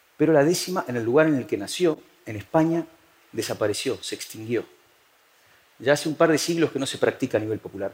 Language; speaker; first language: Spanish; native; Spanish